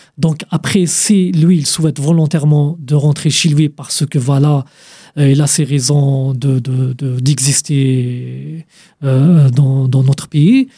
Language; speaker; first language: French; non-native, fluent; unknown